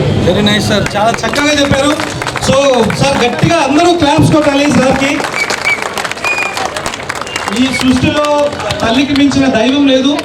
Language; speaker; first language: Telugu; native; Telugu